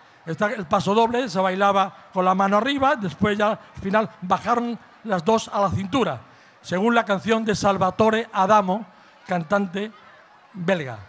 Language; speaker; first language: Spanish; native; Spanish